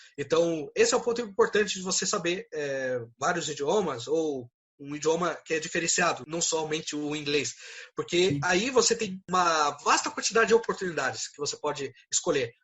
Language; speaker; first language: Portuguese; native; Portuguese